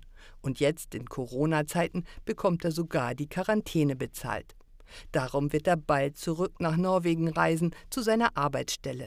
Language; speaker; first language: German; native; German